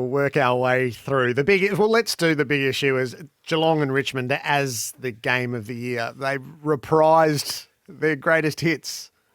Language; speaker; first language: English; native; English